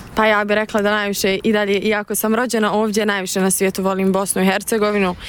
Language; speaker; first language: Slovenian; early bilingual, other home language; Bosnian